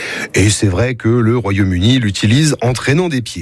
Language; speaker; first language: French; native; French